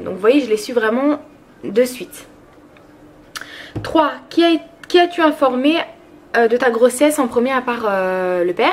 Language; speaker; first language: French; early bilingual, other home language; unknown